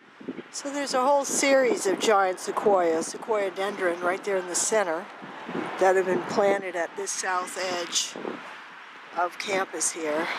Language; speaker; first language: English; native; English